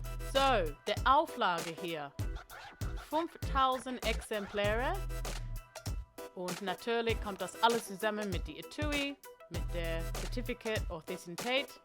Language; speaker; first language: German; non-native, learner; English